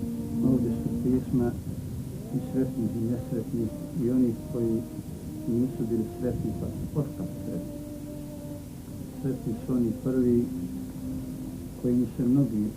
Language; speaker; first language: Bosnian; native; Bosnian